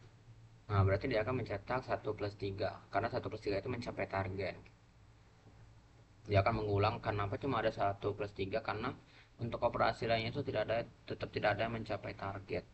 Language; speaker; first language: Indonesian; native; Indonesian